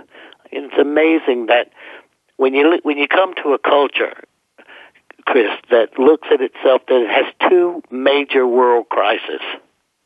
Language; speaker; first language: English; native; English